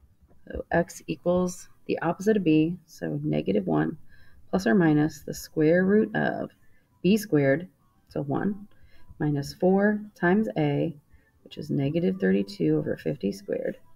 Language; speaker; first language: English; native; English